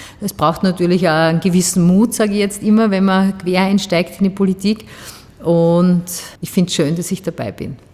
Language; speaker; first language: German; native; German